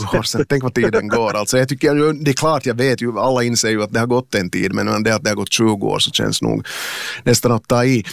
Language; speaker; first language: Swedish; native; Swedish